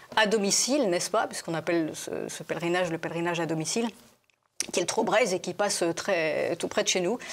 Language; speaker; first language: French; native; French